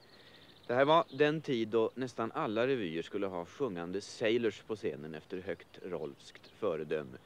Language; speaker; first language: Swedish; native; Swedish